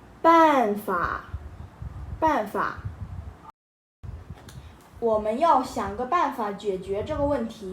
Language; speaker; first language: Chinese; non-native, learner; Korean